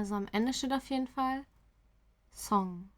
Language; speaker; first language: German; native; German